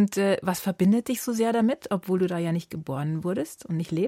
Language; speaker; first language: German; native; German